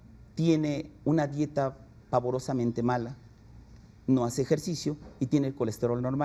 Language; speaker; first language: Spanish; native; Spanish